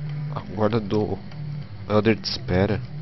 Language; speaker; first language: Portuguese; native; Portuguese